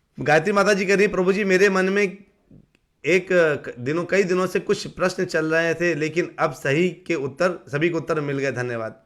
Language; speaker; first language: Hindi; native; Hindi